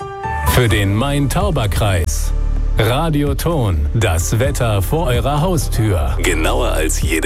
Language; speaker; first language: German; native; German